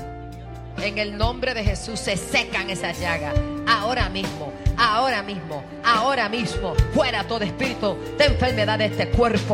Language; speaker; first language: Spanish; native; Spanish